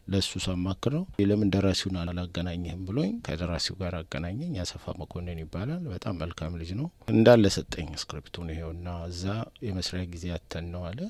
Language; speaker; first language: Amharic; native; Amharic